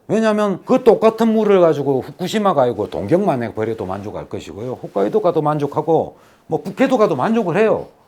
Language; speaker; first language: Korean; native; Korean